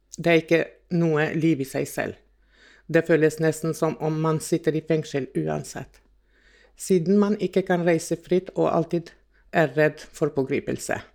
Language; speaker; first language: Norwegian; non-native, fluent; Albanian